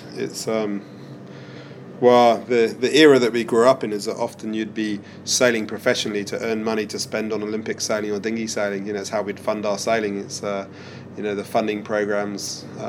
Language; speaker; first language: English; native; English